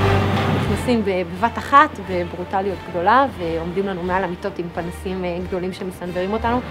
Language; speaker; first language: Hebrew; native; Hebrew